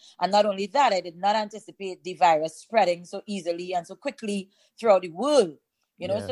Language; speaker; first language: English; native; English